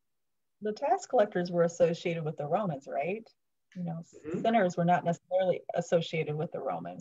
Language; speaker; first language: English; native; English